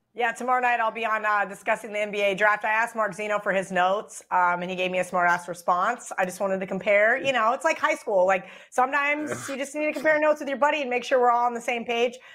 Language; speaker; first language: English; native; English